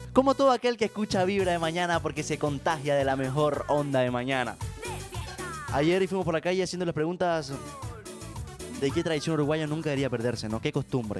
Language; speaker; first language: Spanish; native; Spanish